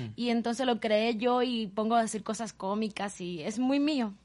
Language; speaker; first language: Spanish; native; Spanish